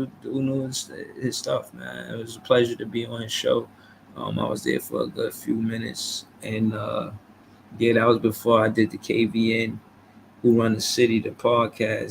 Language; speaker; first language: English; native; English